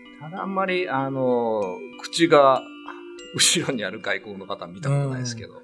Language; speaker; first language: Japanese; native; Japanese